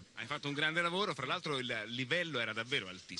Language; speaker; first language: Italian; native; Italian